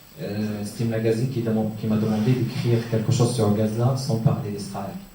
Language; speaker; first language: French; non-native, fluent; Arabic